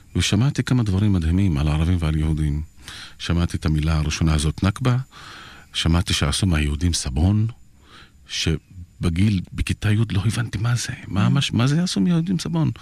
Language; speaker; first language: Hebrew; non-native, local second language; Arabic